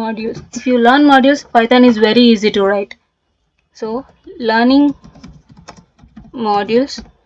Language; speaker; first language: English; non-native, local second language; Telugu